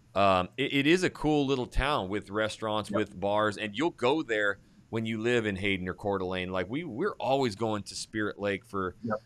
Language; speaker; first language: English; native; English